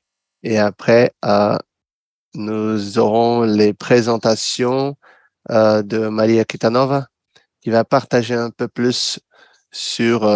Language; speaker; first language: French; non-native, fluent; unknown